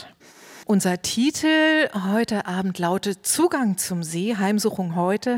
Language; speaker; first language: German; native; German